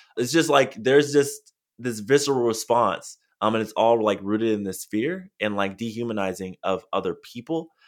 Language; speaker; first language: English; native; English